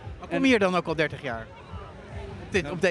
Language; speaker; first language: Dutch; native; Dutch